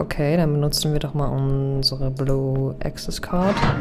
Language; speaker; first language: German; native; German